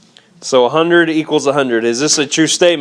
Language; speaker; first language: English; native; English